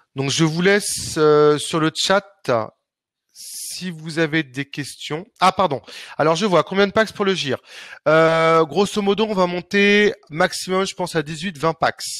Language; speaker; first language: French; native; French